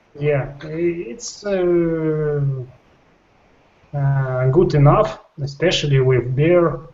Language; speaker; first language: English; non-native, learner; Russian